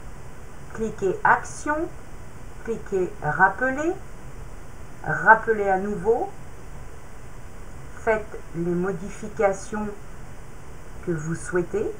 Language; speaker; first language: French; native; French